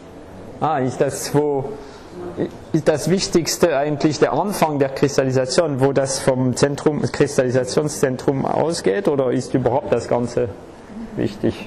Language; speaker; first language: German; non-native, fluent; French